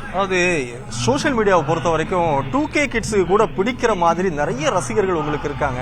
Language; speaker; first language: Tamil; native; Tamil